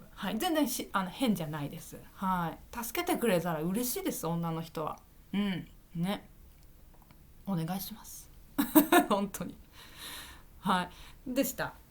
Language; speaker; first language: Japanese; native; Japanese